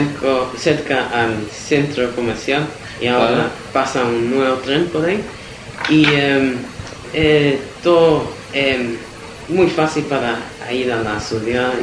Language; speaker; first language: Spanish; early bilingual, heritage; Spanish